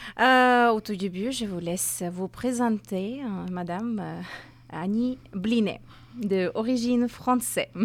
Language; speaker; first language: French; non-native, learner; Persian